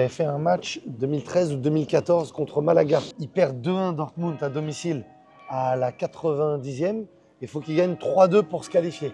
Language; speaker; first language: French; native; French